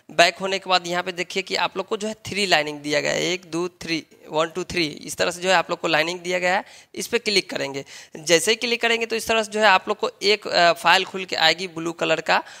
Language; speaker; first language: Hindi; native; Hindi